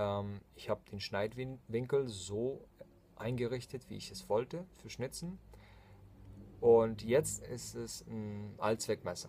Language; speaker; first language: German; non-native, fluent; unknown